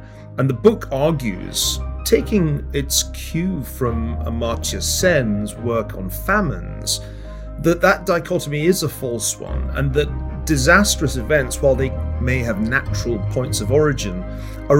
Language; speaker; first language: English; native; English